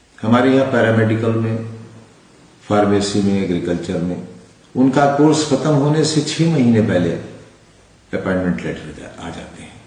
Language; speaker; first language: Urdu; native; Urdu